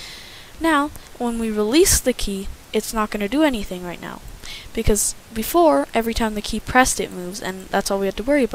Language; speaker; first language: English; native; English